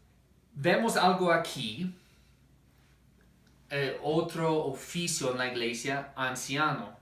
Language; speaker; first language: Spanish; non-native, fluent; English